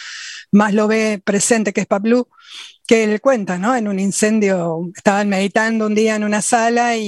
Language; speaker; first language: Spanish; native; Spanish